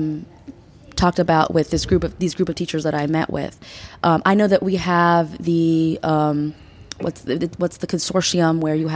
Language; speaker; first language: English; early bilingual, other home language; Spanish